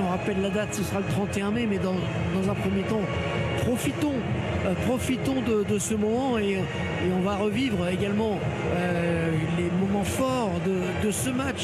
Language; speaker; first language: French; native; French